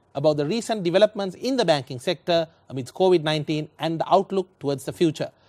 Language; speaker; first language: English; non-native, local second language; Sinhala